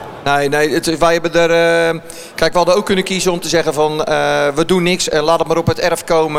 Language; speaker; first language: Dutch; native; Dutch